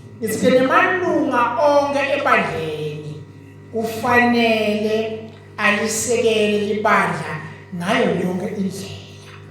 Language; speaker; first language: Zulu; non-native, local second language; Swati